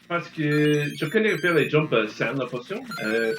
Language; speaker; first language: French; non-native, learner; English